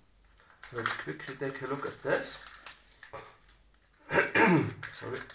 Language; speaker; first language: English; non-native, fluent; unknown